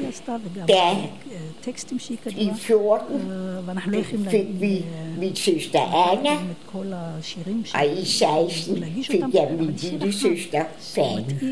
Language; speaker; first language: Danish; early bilingual, other home language; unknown